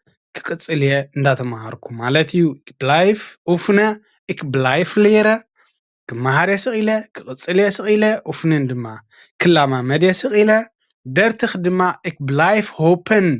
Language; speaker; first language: Dutch; non-native, fluent; Tigrinya